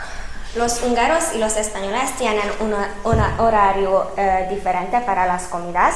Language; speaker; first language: Spanish; non-native, fluent; Hungarian